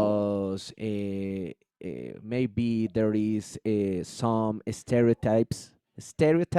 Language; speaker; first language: English; non-native, learner; Spanish